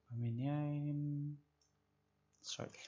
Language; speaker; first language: Russian; non-native, learner; Spanish